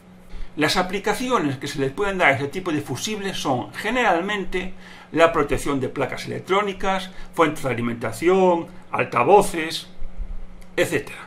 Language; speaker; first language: Spanish; native; Spanish